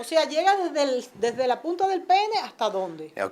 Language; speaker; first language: Spanish; native; Spanish